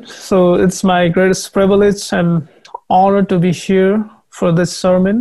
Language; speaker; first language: English; non-native, learner; Nepali